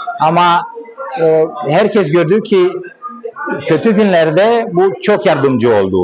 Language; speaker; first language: Turkish; non-native, learner; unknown